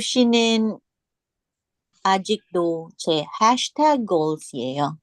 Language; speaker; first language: Korean; non-native, learner; English